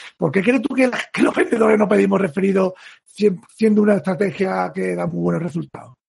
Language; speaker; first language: Spanish; native; Spanish